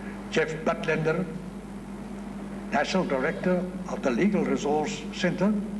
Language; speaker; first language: English; non-native, local second language; Afrikaans